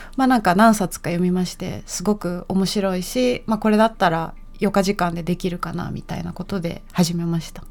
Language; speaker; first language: Japanese; native; Japanese